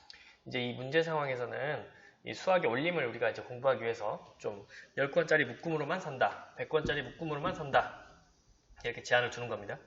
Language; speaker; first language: Korean; native; Korean